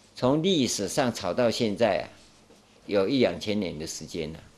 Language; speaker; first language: Chinese; non-native, local second language; Min Nan Chinese